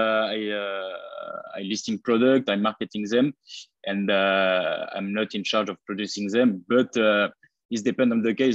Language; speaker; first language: English; non-native, fluent; French